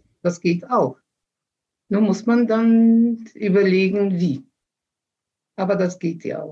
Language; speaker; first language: German; non-native, fluent; Polish